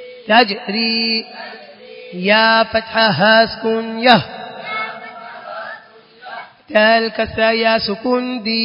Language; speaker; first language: Arabic; non-native, learner; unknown